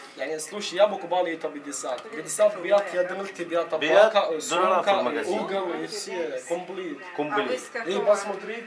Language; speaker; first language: Russian; non-native, learner; Arabic